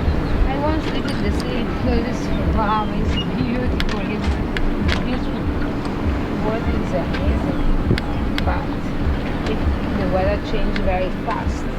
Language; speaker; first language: English; non-native, learner; Italian